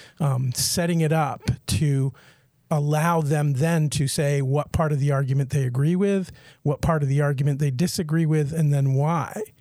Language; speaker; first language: English; native; English